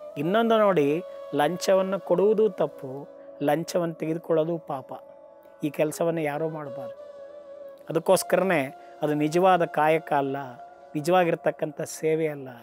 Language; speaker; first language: Kannada; native; Kannada